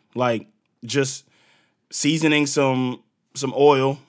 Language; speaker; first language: English; native; English